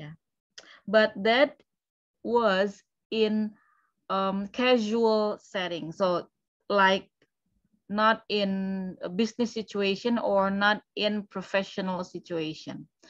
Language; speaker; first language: English; non-native, fluent; Indonesian